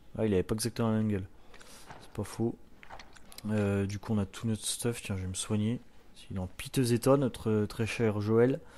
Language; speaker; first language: French; native; French